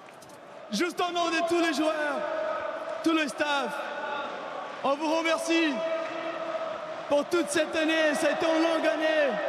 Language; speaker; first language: French; non-native, fluent; Portuguese